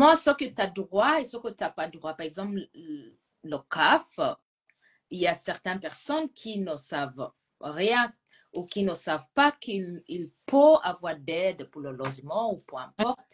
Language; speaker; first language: French; non-native, fluent; Gusii